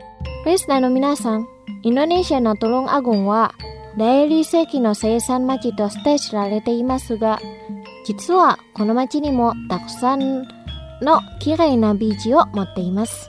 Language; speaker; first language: Japanese; non-native, fluent; Indonesian